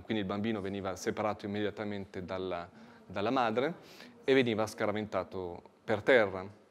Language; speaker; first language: Italian; native; Italian